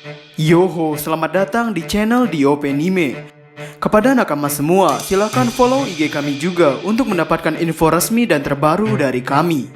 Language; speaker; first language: Indonesian; native; Indonesian